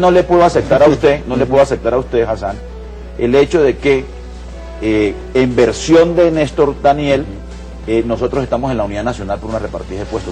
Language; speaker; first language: Spanish; native; Spanish